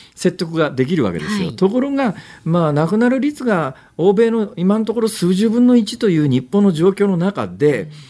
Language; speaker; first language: Japanese; native; Japanese